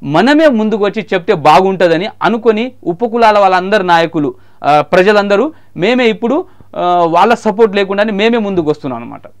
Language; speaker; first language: Telugu; non-native, local second language; Marathi